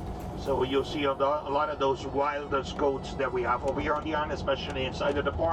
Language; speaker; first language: English; non-native, fluent; Papiamento